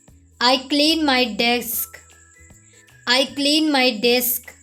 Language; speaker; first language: English; non-native, local second language; Hindi